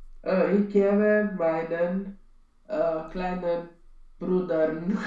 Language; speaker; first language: German; non-native, learner; Romanian